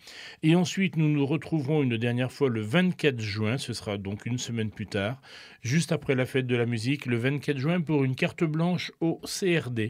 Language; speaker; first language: French; native; French